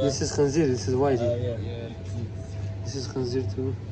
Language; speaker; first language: English; non-native, learner; Turkish